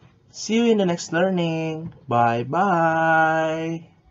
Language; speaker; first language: English; non-native, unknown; Indonesian